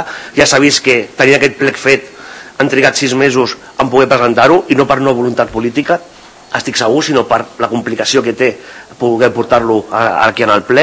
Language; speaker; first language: Catalan; native; Catalan